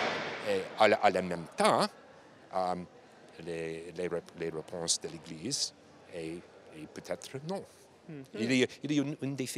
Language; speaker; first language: French; non-native, learner; English